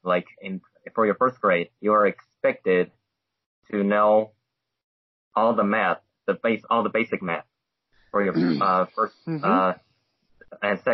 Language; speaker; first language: English; non-native, fluent; Chinese